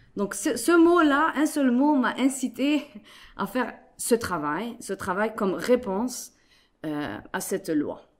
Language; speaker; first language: French; non-native, local second language; Arabic